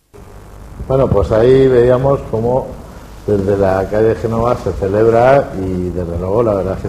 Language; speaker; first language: Spanish; native; Spanish